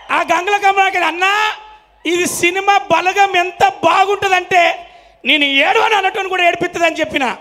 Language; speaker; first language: Telugu; native; Telugu